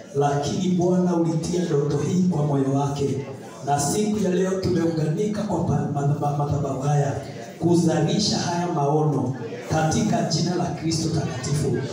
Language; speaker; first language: Swahili; non-native, local second language; Kikuyu